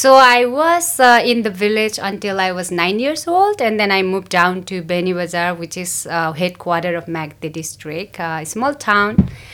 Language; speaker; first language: English; non-native, local second language; Nepali